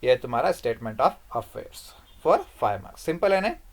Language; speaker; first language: Hindi; non-native, local second language; Kannada